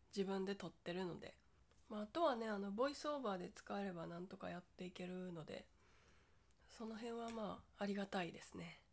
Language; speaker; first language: Japanese; native; Japanese